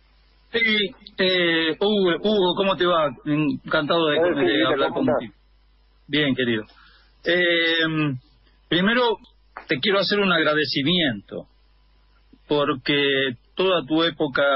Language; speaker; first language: Spanish; native; Spanish